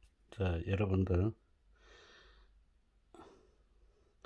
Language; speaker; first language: Korean; native; Korean